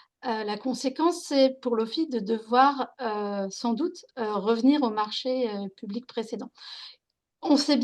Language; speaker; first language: French; native; French